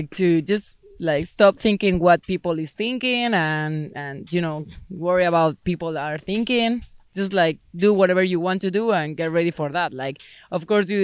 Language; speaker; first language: English; non-native, fluent; Spanish